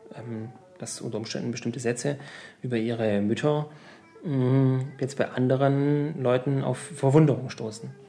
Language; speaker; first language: German; native; German